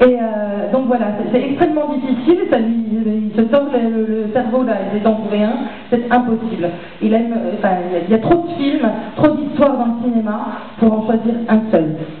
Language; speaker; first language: French; native; French